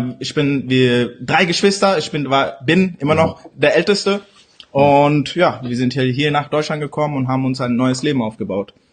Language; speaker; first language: German; early bilingual, other home language; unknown